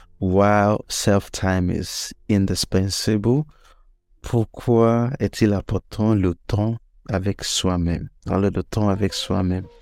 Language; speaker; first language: French; non-native, fluent; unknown